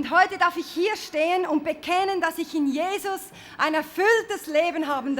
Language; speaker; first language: German; native; German